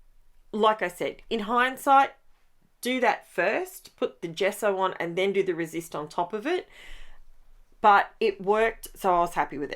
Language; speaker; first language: English; native; English